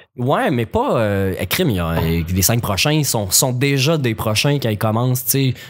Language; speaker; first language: French; native; French